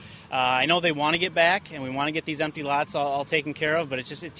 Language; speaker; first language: English; native; English